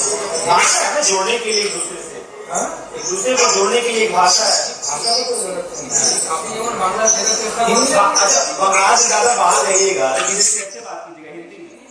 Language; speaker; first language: Hindi; non-native, local second language; Bangla